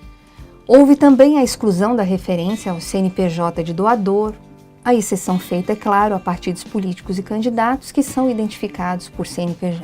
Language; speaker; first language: Portuguese; native; Portuguese